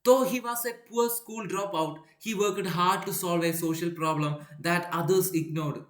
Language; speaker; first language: English; non-native, local second language; Malayalam